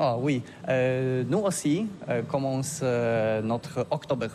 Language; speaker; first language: French; non-native, learner; Polish